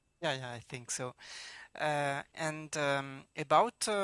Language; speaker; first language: English; non-native, fluent; Italian